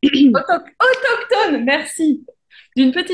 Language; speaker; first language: French; native; French